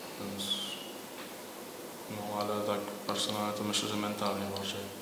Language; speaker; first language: Polish; non-native, fluent; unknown